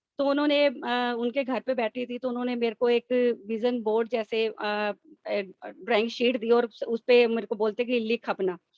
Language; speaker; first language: Hindi; native; Hindi